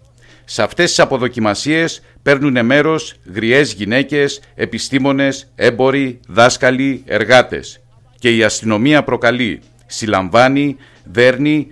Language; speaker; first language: Greek; native; Greek